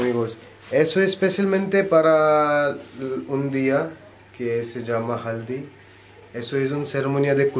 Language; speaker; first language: Spanish; non-native, learner; Hindi